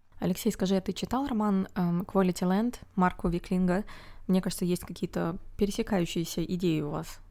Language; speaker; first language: Russian; native; Russian